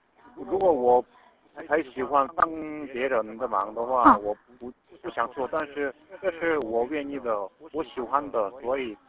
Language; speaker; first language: Chinese; non-native, fluent; Korean